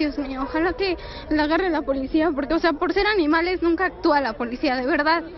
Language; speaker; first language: Spanish; native; Spanish